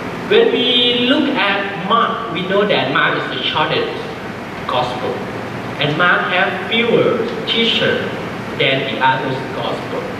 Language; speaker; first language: English; non-native, fluent; Thai